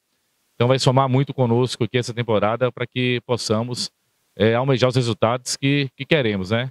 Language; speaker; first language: Portuguese; native; Portuguese